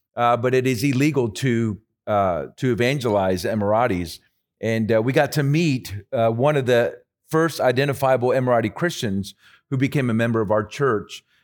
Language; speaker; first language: English; early bilingual, other home language; Spanish